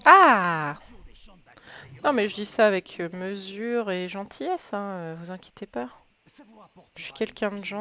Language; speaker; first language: French; native; French